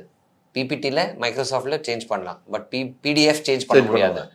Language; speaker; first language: Tamil; non-native, fluent; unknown